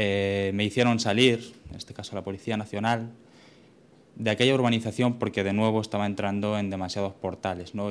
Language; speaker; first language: Spanish; native; Spanish